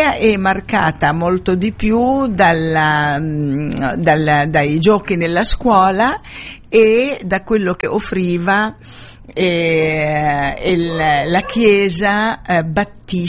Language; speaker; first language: Italian; non-native, fluent; Arabic